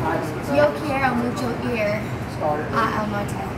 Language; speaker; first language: Spanish; non-native, learner; English